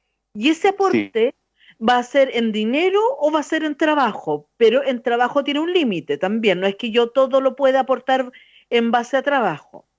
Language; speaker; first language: Spanish; native; Spanish